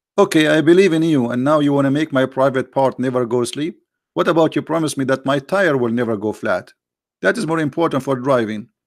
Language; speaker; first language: English; non-native, fluent; Arabic